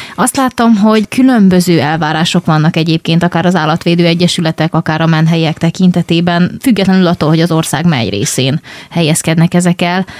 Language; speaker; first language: Hungarian; native; Hungarian